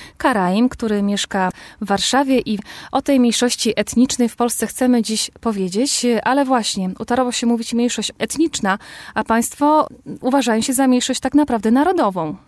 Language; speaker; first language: Polish; native; Polish